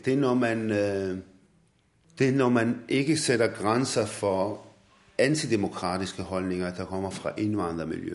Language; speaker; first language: Swedish; non-native, fluent; Arabic